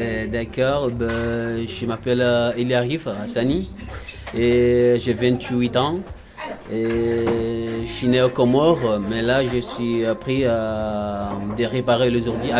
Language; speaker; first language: French; non-native, learner; Comorian